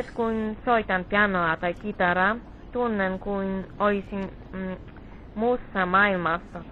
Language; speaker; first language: Finnish; non-native, fluent; Polish